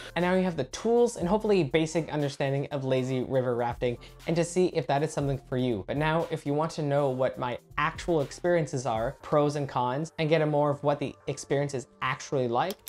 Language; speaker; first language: English; native; English